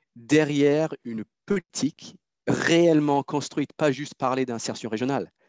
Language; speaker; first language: French; native; French